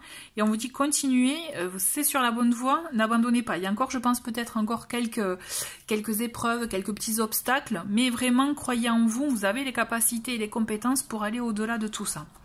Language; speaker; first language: French; native; French